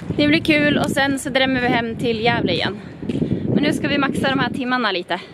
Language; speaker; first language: Swedish; native; Swedish